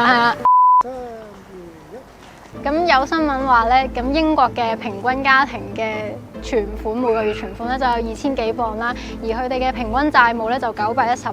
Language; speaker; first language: Cantonese; native; Cantonese